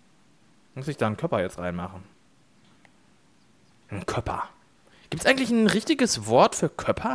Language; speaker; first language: German; native; German